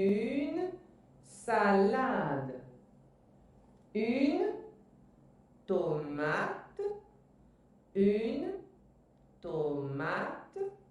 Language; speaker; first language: French; non-native, fluent; Spanish